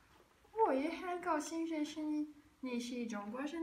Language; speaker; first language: Chinese; non-native, learner; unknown